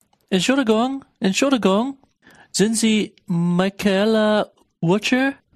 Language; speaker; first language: German; non-native, learner; English